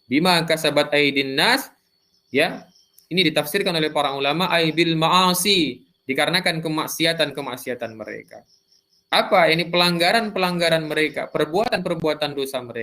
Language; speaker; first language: Indonesian; native; Indonesian